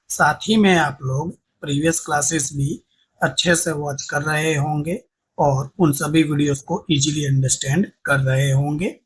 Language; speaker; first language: Hindi; non-native, local second language; Gujarati